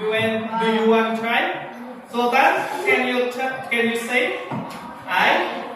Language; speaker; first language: English; non-native, learner; Indonesian